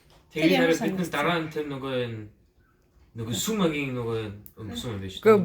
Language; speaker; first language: Mongolian; early bilingual, heritage; Mongolian